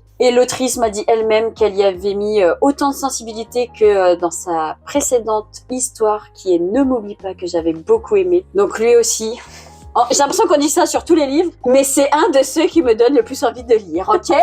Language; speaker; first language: French; native; French